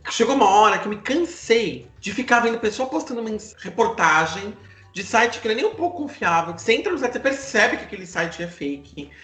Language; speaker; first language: Portuguese; native; Portuguese